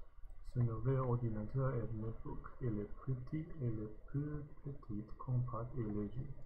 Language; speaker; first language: French; non-native, learner; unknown